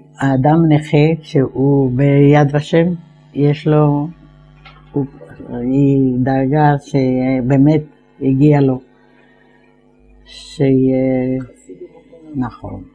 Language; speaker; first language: Hebrew; non-native, fluent; Ladino